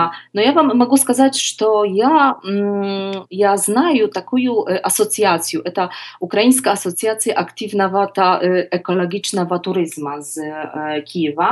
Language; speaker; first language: Russian; non-native, learner; Polish